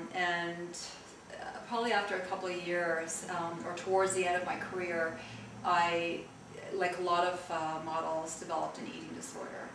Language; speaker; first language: English; early bilingual, other home language; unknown